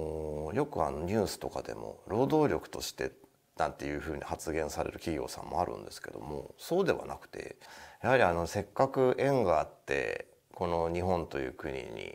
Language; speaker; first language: Japanese; native; Japanese